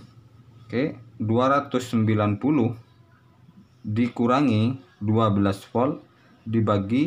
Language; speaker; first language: Indonesian; native; Indonesian